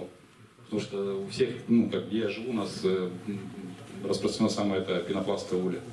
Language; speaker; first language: Russian; native; Russian